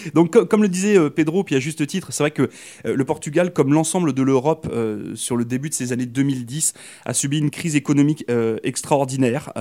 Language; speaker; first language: French; native; French